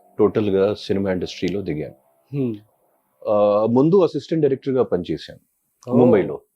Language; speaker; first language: Telugu; non-native, local second language; Hindi